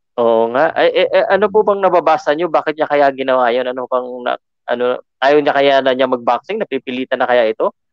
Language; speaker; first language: Filipino; native; Filipino